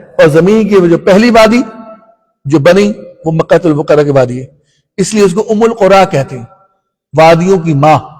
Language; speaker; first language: Urdu; non-native, local second language; Punjabi